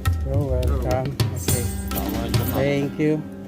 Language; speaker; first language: English; non-native, local second language; Filipino